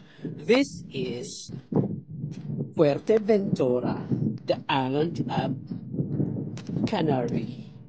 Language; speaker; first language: English; non-native, learner; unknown